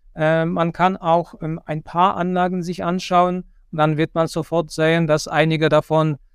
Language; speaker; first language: German; non-native, fluent; Polish